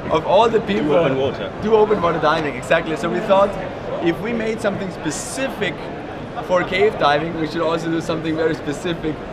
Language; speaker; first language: English; non-native, fluent; German